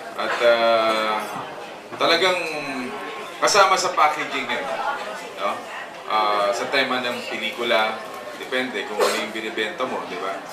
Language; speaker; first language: Filipino; native; Filipino